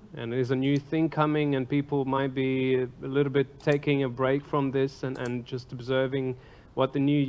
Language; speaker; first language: English; non-native, fluent; Latvian